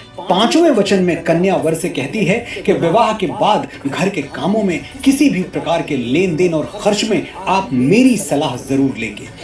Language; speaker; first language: Hindi; native; Hindi